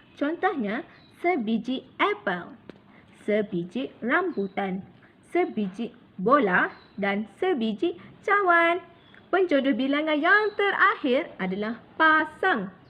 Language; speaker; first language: Malay; native; Malay